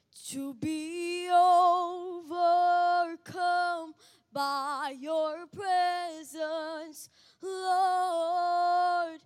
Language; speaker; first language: English; non-native, fluent; Portuguese